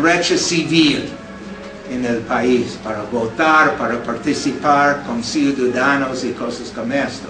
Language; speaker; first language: Spanish; non-native, fluent; English